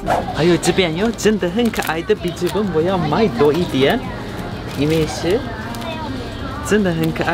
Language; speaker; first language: Chinese; non-native, learner; Turkish